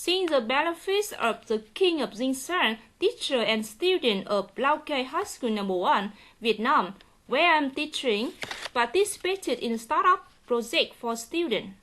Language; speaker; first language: English; non-native, learner; Vietnamese